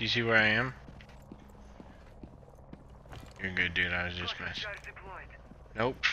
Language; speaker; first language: English; native; English